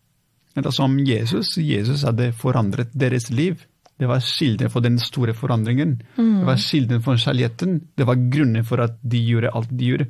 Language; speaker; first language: Norwegian; non-native, fluent; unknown